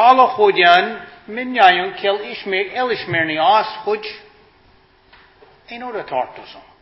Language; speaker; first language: Hungarian; non-native, fluent; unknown